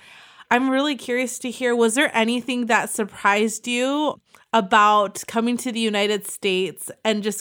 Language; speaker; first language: English; native; English